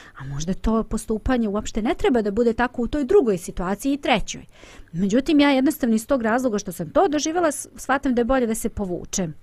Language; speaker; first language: Bosnian; native; Bosnian